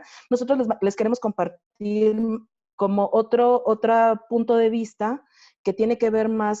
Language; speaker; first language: Spanish; native; Spanish